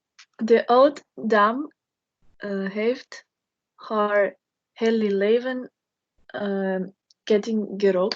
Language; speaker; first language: Dutch; non-native, learner; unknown